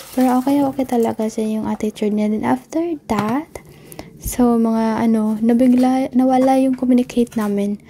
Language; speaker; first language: Filipino; non-native, local second language; Cebuano